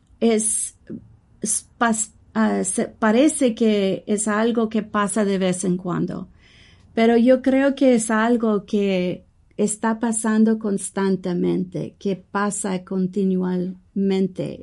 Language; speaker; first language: Spanish; non-native, fluent; English